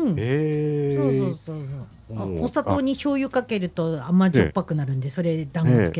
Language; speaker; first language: Japanese; native; Japanese